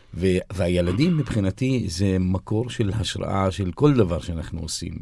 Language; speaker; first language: Hebrew; non-native, local second language; Arabic